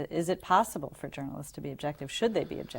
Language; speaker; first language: English; native; English